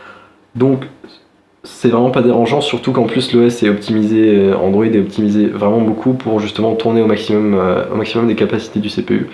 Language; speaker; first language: French; native; French